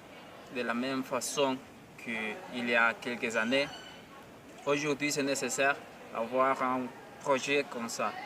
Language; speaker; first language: French; non-native, learner; Spanish